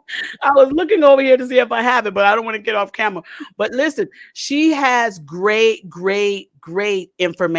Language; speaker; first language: English; native; English